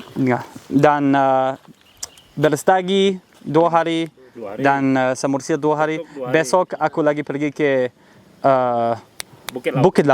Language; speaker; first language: Indonesian; non-native, learner; English